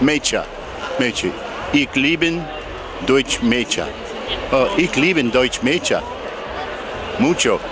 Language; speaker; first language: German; non-native, learner; English